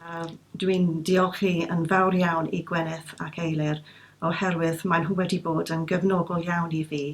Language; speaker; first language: Welsh; non-native, fluent; English